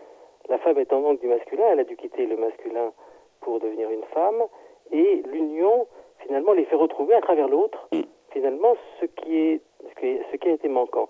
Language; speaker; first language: French; native; French